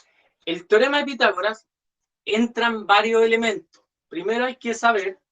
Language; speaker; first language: Spanish; native; Spanish